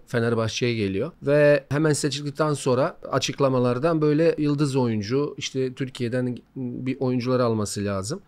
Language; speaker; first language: Turkish; non-native, fluent; Bosnian